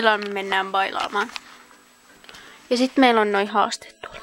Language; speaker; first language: Finnish; native; Finnish